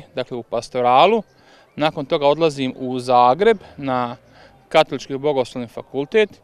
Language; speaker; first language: Croatian; native; Croatian